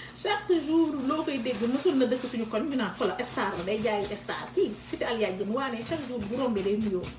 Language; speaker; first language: French; non-native, local second language; Wolof